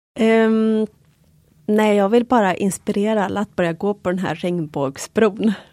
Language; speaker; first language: Swedish; early bilingual, other home language; Polish